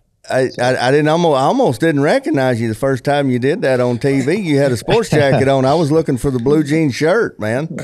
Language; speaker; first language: English; native; English